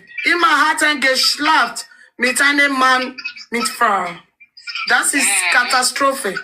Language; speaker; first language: German; non-native, learner; Nigerian Pidgin